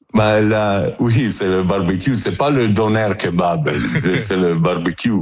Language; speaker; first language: French; non-native, learner; Italian